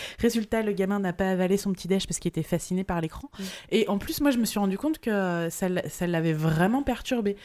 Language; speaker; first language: French; native; French